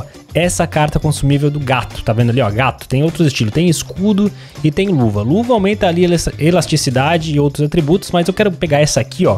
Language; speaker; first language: Portuguese; native; Portuguese